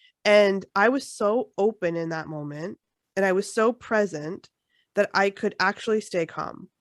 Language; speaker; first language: English; native; English